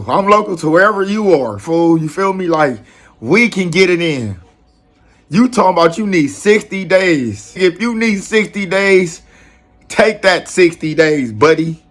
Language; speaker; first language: English; native; English